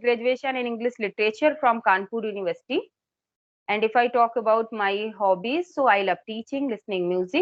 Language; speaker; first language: English; non-native, local second language; Hindi